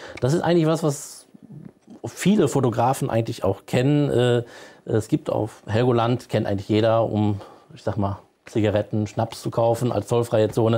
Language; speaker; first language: German; native; German